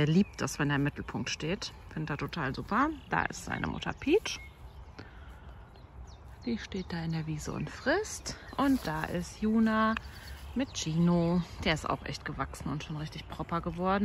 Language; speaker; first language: German; native; German